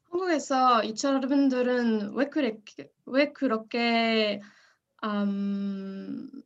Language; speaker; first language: Korean; non-native, learner; French